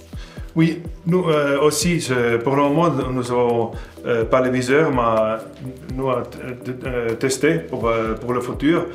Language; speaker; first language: French; non-native, fluent; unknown